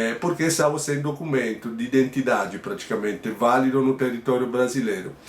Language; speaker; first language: Portuguese; non-native, fluent; Italian